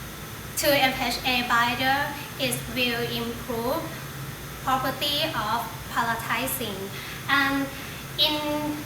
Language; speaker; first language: English; non-native, learner; Thai